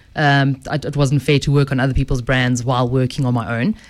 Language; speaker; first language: English; native; English